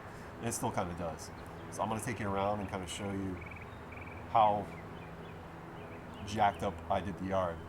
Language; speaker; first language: English; native; English